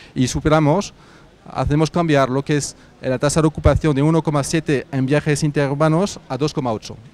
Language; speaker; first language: Spanish; non-native, fluent; French